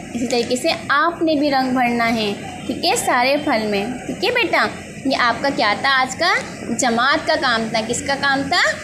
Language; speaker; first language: Urdu; native; Urdu